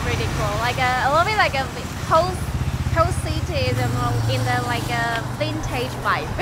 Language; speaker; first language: English; non-native, learner; Thai